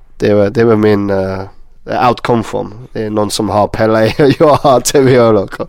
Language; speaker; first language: Swedish; non-native, learner; English